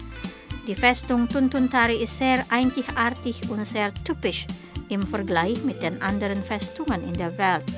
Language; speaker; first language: German; non-native, fluent; Indonesian